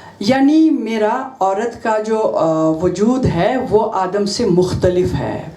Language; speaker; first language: Urdu; non-native, local second language; Kashmiri